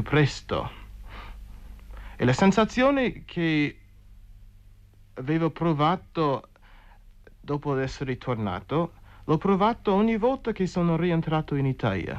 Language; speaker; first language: Italian; non-native, fluent; English